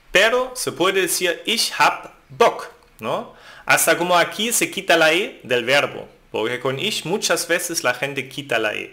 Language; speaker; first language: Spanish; non-native, fluent; German